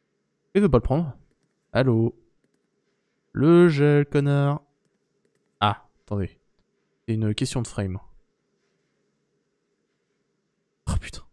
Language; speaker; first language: French; native; French